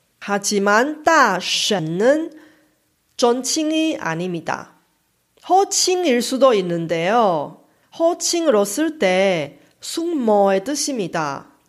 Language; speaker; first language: Korean; non-native, fluent; Chinese